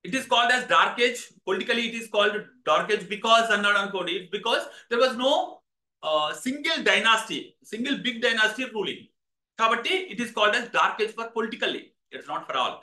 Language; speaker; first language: English; non-native, local second language; Telugu